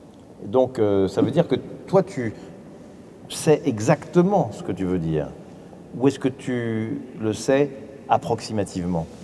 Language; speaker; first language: French; native; French